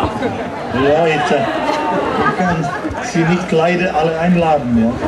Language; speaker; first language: German; non-native, fluent; Czech